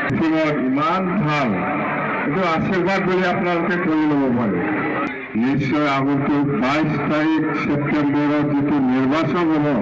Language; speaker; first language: Assamese; non-native, local second language; Bangla